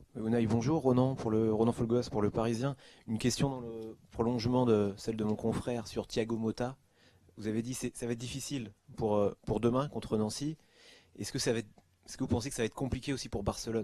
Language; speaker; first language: French; native; French